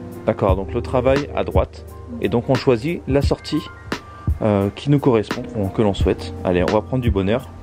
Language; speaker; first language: French; native; French